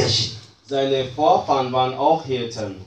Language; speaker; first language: German; non-native, fluent; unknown